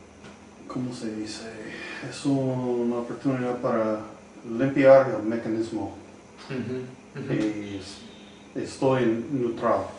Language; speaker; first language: Spanish; non-native, learner; English